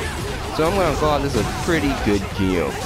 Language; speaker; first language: English; native; English